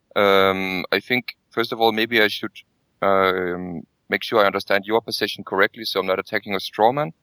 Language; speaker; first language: English; non-native, fluent; Danish